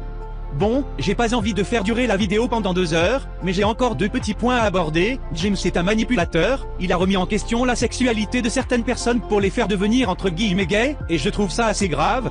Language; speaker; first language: French; native; French